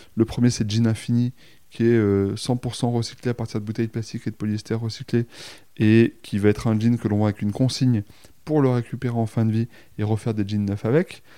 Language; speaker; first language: French; native; French